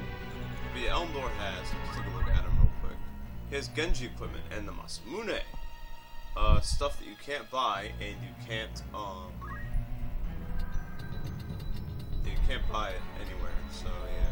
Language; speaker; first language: English; native; English